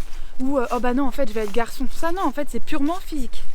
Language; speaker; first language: French; native; French